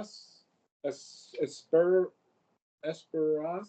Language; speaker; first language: Spanish; non-native, learner; English